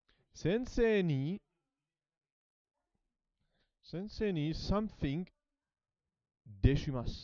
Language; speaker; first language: Japanese; non-native, learner; English